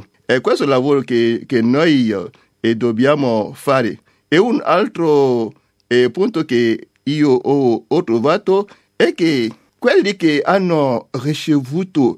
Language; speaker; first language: Italian; non-native, learner; French